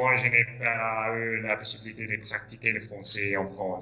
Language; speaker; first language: French; non-native, learner; Italian